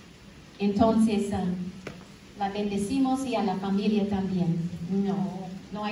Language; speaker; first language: Spanish; non-native, fluent; English